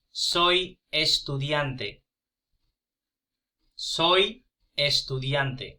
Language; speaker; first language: Spanish; non-native, fluent; Punjabi